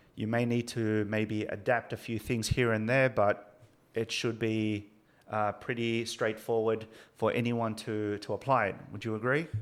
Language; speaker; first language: English; early bilingual, other home language; Spanish